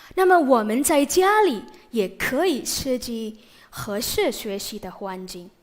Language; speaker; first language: Chinese; non-native, fluent; Indonesian